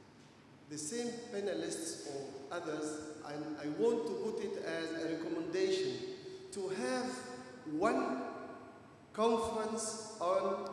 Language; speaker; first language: English; non-native, fluent; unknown